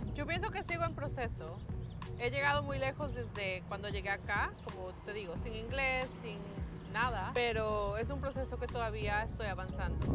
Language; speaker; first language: Spanish; native; Spanish